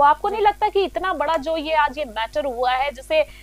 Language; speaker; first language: Hindi; native; Hindi